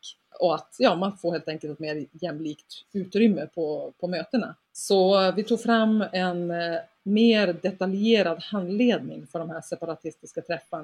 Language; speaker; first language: Swedish; native; Swedish